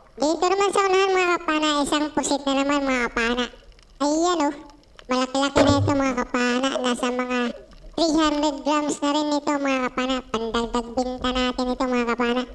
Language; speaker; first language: Filipino; non-native, local second language; Cebuano